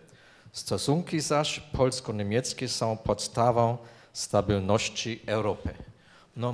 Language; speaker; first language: Polish; non-native, fluent; German